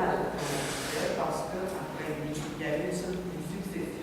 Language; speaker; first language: French; non-native, fluent; Romanian